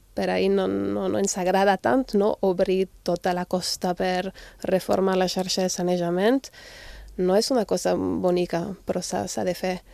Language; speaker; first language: Catalan; non-native, fluent; German